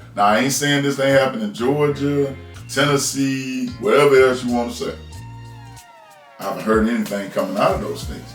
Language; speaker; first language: English; native; English